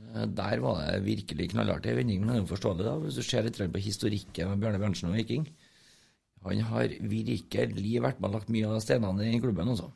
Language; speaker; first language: Norwegian; native; Norwegian